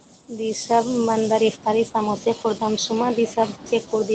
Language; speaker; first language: Persian; non-native, learner; Urdu